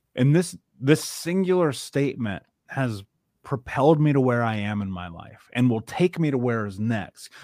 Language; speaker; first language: English; native; English